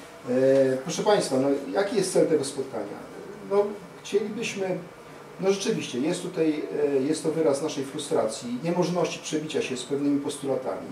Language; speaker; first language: Polish; native; Polish